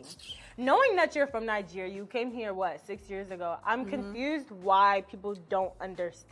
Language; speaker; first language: English; native; English